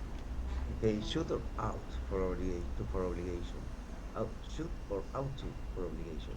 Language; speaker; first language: English; non-native, learner; Spanish